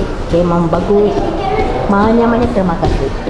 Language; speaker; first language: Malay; non-native, local second language; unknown